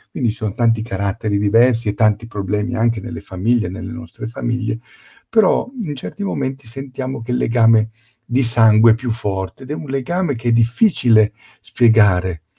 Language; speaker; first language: Italian; native; Italian